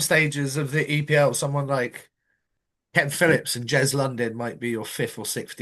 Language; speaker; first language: English; native; English